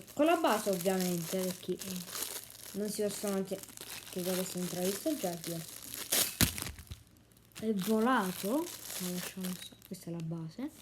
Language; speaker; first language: Italian; native; Italian